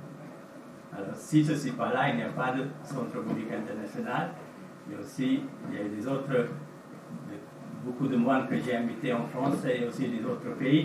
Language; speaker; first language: French; non-native, fluent; Sinhala